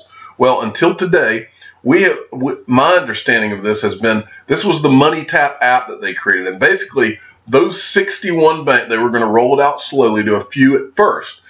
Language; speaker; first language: English; native; English